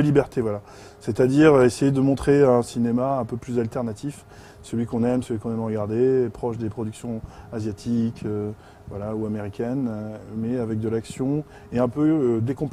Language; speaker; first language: French; native; French